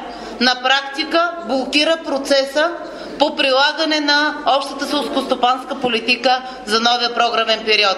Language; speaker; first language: Bulgarian; native; Bulgarian